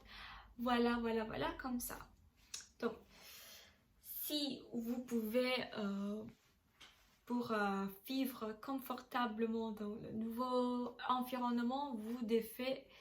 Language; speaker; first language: French; non-native, learner; Indonesian